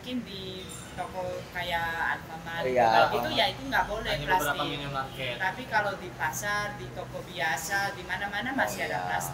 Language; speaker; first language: Indonesian; non-native, fluent; Spanish